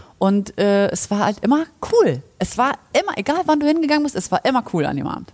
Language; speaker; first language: German; early bilingual, other home language; Polish